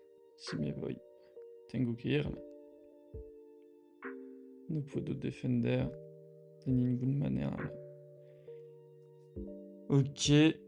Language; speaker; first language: Spanish; non-native, learner; French